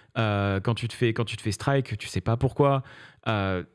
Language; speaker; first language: French; native; French